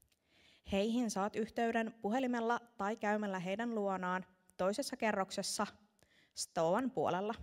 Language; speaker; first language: Finnish; native; Finnish